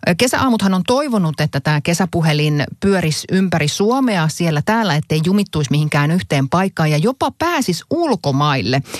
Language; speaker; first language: Finnish; native; Finnish